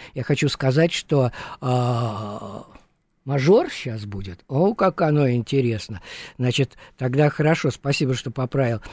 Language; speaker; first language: Russian; native; Russian